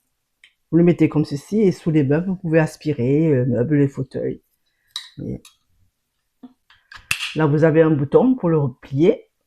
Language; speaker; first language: French; native; French